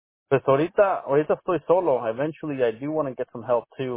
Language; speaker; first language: English; early bilingual, other home language; Spanish